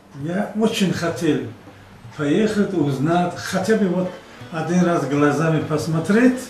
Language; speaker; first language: Russian; non-native, local second language; Tajik